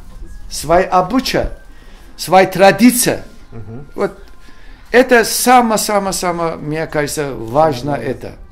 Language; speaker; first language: Russian; non-native, learner; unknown